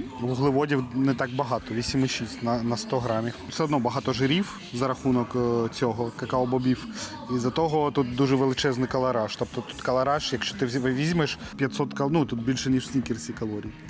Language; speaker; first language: Ukrainian; native; Ukrainian